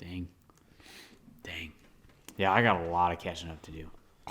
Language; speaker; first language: English; native; English